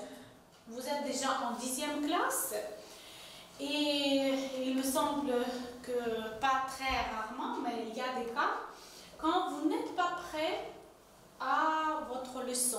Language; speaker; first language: French; non-native, fluent; Ukrainian